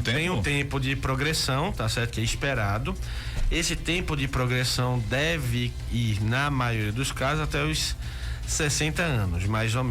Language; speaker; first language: Portuguese; native; Portuguese